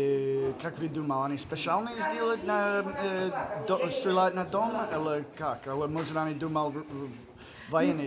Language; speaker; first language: Russian; non-native, learner; English